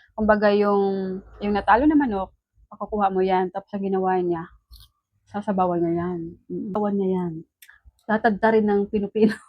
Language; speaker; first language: Filipino; non-native, local second language; Cebuano